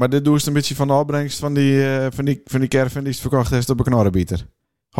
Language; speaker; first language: Dutch; native; Dutch